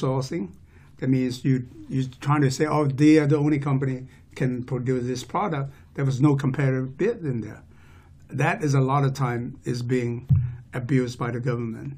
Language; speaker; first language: English; non-native, local second language; Cantonese